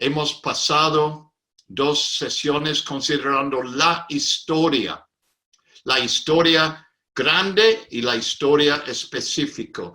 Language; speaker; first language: Spanish; non-native, fluent; English